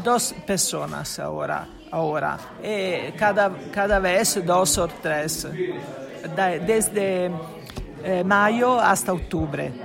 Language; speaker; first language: Spanish; non-native, learner; Italian